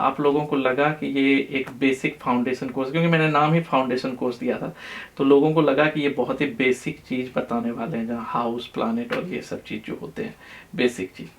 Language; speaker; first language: Hindi; native; Hindi